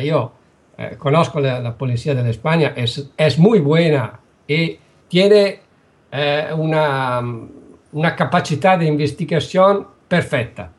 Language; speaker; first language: Spanish; non-native, learner; Italian